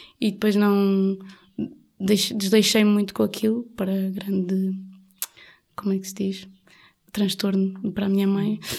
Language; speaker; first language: Portuguese; native; Portuguese